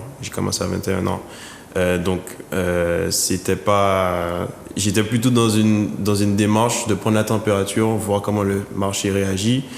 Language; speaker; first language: French; native; French